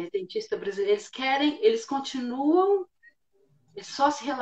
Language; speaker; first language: Portuguese; native; Portuguese